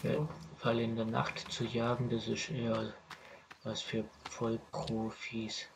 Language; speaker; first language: German; native; German